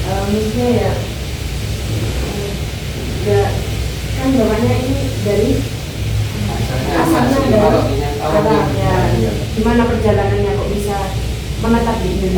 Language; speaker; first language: Indonesian; native; Indonesian